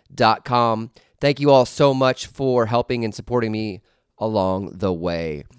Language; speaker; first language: English; native; English